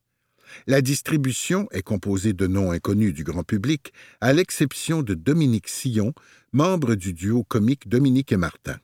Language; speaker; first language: French; native; French